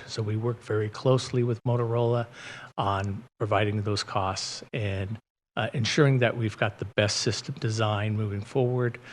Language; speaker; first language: English; native; English